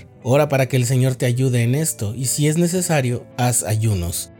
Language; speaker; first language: Spanish; native; Spanish